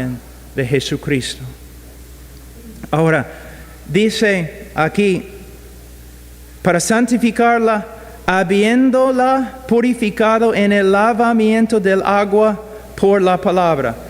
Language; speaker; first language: Spanish; non-native, fluent; English